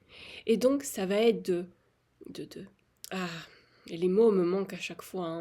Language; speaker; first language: French; native; French